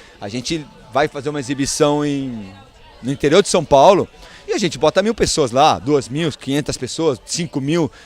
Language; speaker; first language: Portuguese; early bilingual, other home language; Spanish